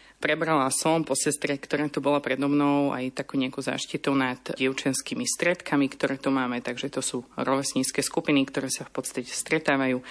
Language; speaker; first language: Slovak; native; Slovak